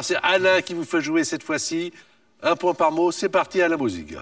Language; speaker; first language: French; native; French